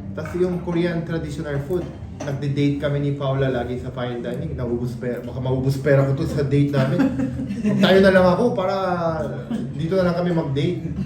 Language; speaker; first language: Filipino; non-native, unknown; Korean